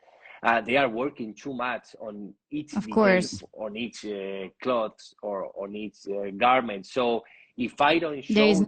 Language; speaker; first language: English; non-native, learner; Spanish